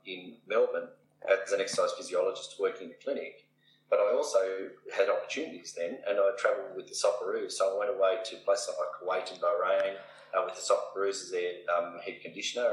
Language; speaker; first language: English; native; English